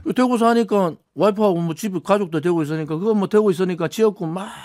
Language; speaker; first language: Korean; native; Korean